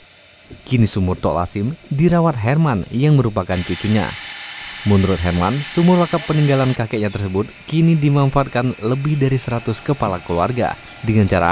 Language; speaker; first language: Indonesian; native; Indonesian